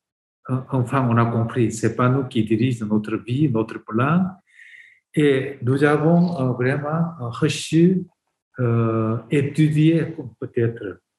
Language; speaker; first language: French; non-native, fluent; Korean